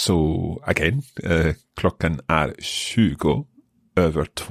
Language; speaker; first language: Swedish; non-native, learner; English